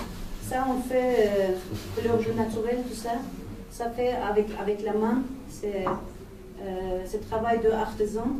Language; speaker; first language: French; non-native, learner; Azerbaijani